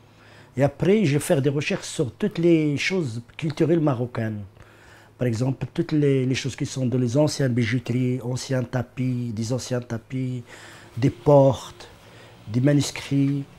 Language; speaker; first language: French; non-native, learner; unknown